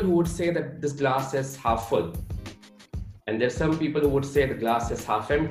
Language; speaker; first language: English; non-native, local second language; Urdu